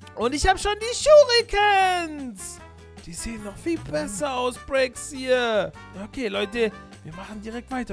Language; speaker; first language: German; native; German